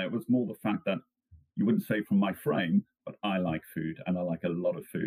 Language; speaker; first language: English; native; English